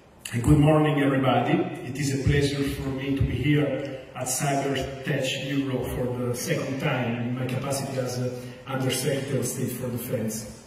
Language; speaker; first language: English; non-native, fluent; Italian